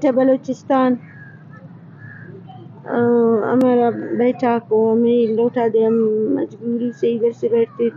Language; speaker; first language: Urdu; non-native, local second language; Brahui